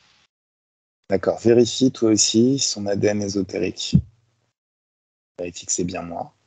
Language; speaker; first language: French; native; French